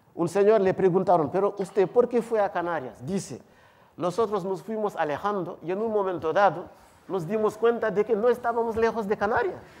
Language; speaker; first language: Spanish; non-native, fluent; Wolof